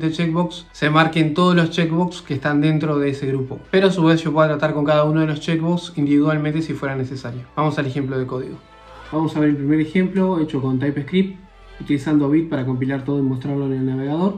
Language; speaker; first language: Spanish; native; Spanish